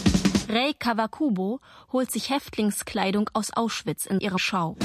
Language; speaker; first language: German; native; German